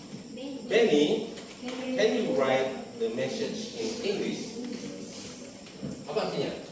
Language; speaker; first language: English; non-native, fluent; Indonesian